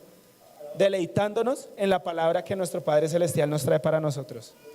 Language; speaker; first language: Spanish; native; Spanish